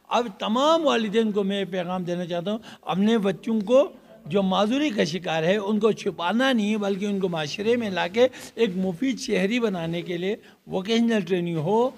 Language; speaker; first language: Urdu; non-native, local second language; Balti